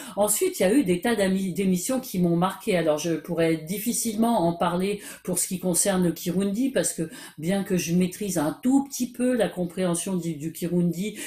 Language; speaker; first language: French; native; French